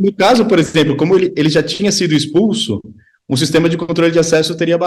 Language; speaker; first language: Portuguese; native; Portuguese